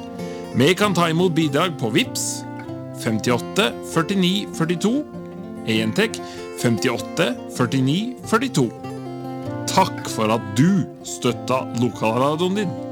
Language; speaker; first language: Norwegian; native; Norwegian